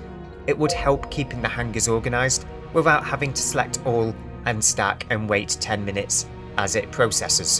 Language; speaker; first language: English; native; English